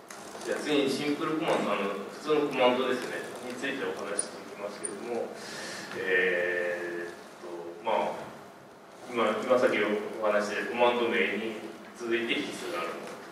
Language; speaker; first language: Japanese; native; Japanese